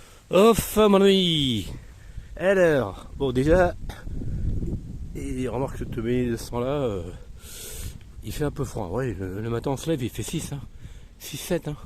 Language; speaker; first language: French; native; French